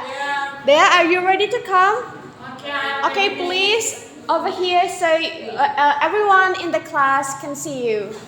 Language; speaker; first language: English; non-native, fluent; Indonesian